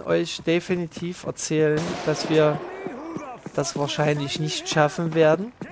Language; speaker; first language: German; native; German